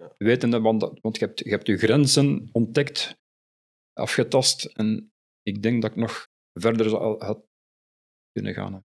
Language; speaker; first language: Dutch; native; Dutch